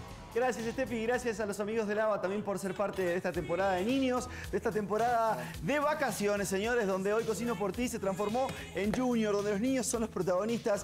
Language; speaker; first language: Spanish; native; Spanish